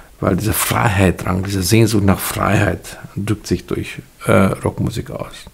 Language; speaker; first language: German; non-native, fluent; Hungarian